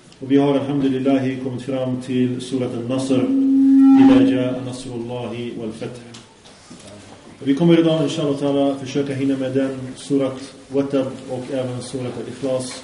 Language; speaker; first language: Swedish; early bilingual, other home language; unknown